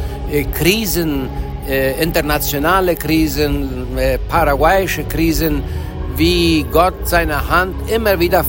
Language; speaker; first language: German; early bilingual, heritage; Low German